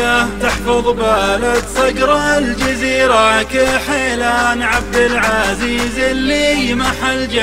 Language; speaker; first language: Arabic; native; Arabic